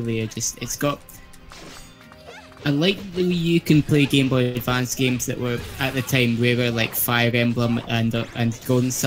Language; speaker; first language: English; native; English